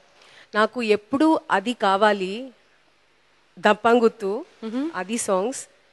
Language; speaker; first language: Telugu; non-native, local second language; Tamil